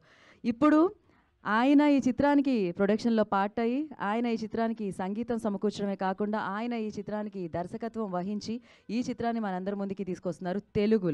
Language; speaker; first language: Telugu; native; Telugu